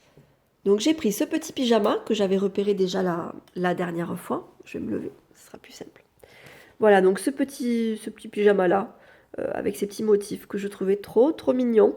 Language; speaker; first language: French; native; French